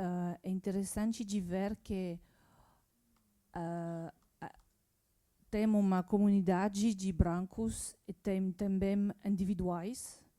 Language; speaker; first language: Portuguese; non-native, learner; French